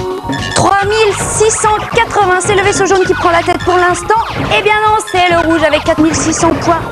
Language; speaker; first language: French; native; French